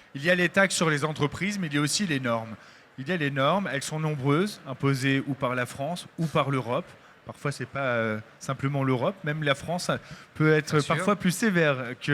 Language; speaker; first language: French; native; French